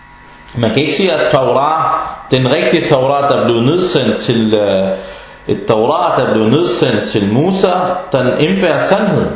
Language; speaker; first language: Danish; early bilingual, other home language; Arabic